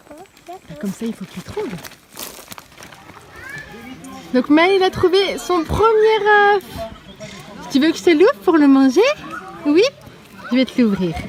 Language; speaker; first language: French; native; French